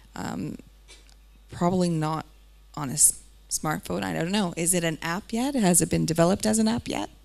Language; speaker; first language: English; native; English